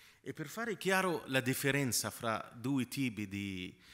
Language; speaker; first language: Italian; non-native, fluent; Arabic